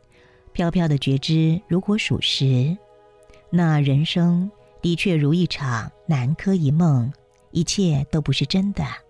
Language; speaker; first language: Chinese; native; Chinese